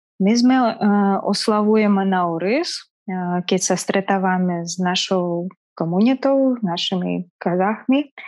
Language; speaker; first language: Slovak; non-native, fluent; Kazakh